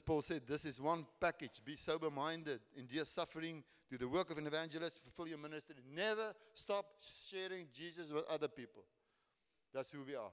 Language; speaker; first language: English; non-native, local second language; Afrikaans